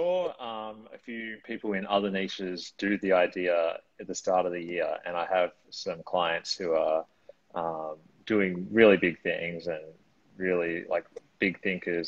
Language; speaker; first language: English; native; English